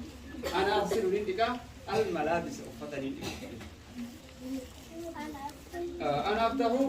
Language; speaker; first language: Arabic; non-native, fluent; Oromo